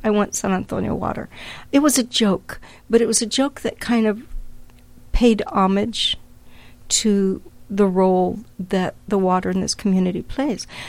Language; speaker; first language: English; early bilingual, other home language; Spanish